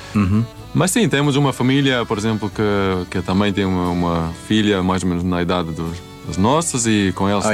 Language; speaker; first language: Portuguese; non-native, fluent; Swedish